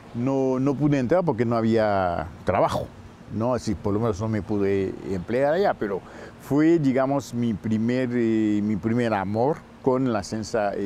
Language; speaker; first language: Spanish; non-native, fluent; Haitian Creole